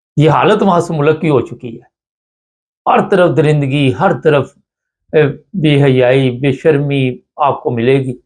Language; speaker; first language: Urdu; non-native, local second language; Punjabi